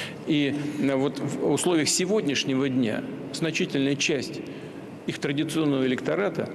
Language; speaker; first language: Russian; native; Russian